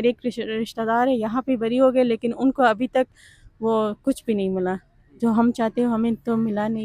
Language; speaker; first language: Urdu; early bilingual, other home language; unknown